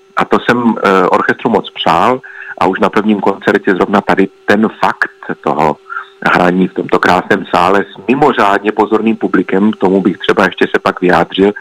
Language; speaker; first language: Czech; native; Czech